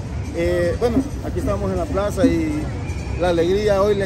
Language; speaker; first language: Spanish; native; Spanish